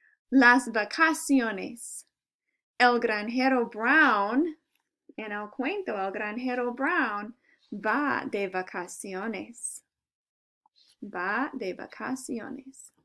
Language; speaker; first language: Spanish; non-native, fluent; English